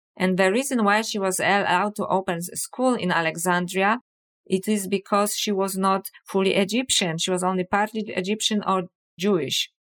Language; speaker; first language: English; non-native, fluent; Polish